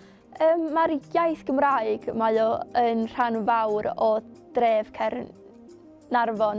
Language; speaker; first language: Welsh; native; Welsh